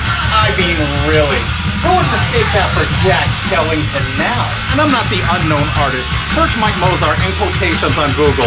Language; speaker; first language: English; native; English